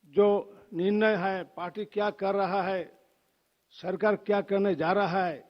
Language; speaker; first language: Hindi; non-native, local second language; Assamese